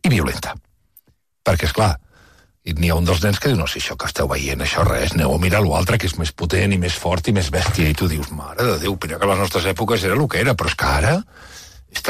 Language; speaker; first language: Catalan; native; Catalan